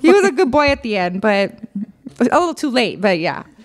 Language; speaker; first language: English; early bilingual, other home language; Spanish